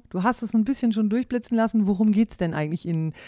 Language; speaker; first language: German; non-native, local second language; Low German